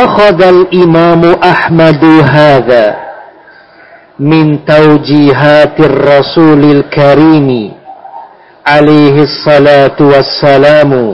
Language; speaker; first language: Arabic; non-native, fluent; Indonesian